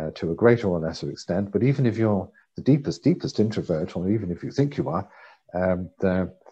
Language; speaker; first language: English; native; English